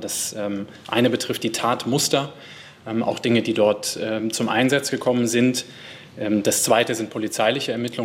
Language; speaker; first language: German; native; German